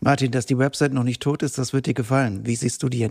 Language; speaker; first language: German; native; German